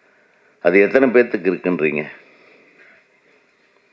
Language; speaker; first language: Tamil; native; Tamil